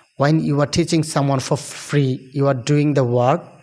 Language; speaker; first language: English; non-native, local second language; Bangla